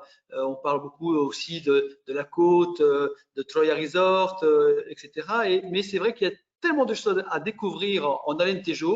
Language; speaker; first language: French; native; French